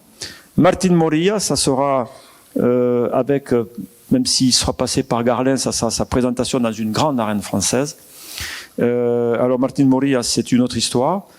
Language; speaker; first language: French; native; French